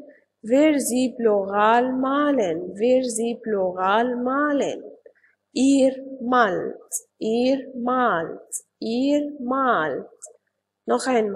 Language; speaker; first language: German; non-native, fluent; Arabic